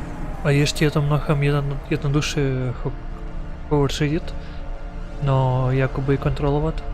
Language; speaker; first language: Czech; non-native, learner; Ukrainian